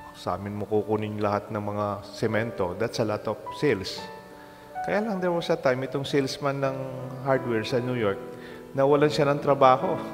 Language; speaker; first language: Filipino; non-native, local second language; Pampanga